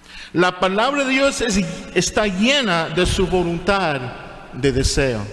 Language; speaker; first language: Spanish; non-native, fluent; English